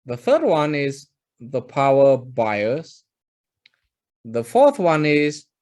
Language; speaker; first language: English; non-native, fluent; Vietnamese